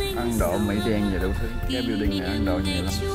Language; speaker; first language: Vietnamese; native; Vietnamese